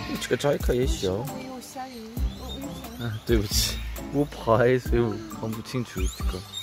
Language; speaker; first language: Chinese; non-native, learner; Korean